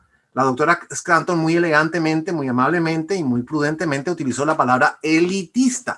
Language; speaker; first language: Spanish; native; Spanish